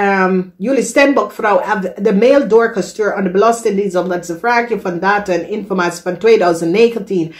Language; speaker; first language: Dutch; non-native, learner; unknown